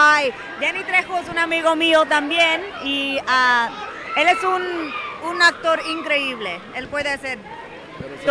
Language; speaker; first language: Spanish; non-native, learner; English